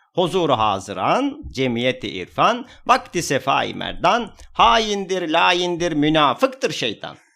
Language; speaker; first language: Turkish; non-native, local second language; Kurdish